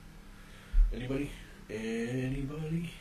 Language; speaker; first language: English; native; English